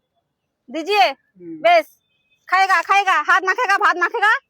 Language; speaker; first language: Hindi; non-native, local second language; Bangla